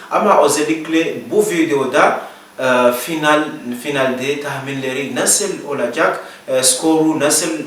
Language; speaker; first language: Turkish; non-native, learner; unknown